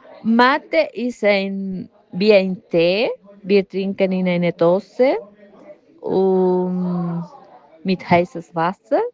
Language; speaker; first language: German; non-native, learner; Spanish